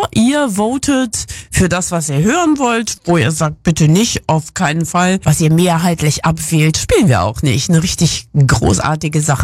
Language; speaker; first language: German; native; German